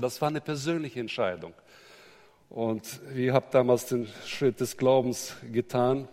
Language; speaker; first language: German; native; German